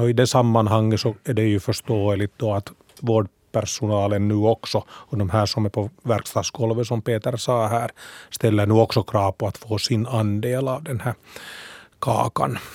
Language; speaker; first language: Swedish; native; Swedish